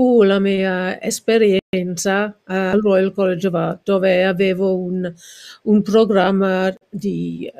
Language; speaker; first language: Italian; non-native, fluent; English